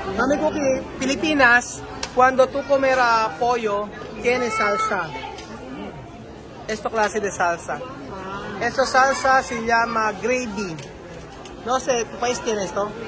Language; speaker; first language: Spanish; non-native, learner; Filipino